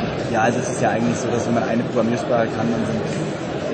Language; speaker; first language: German; native; German